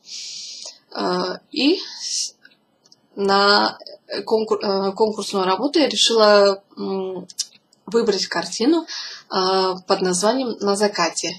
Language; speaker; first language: Russian; non-native, local second language; Kazakh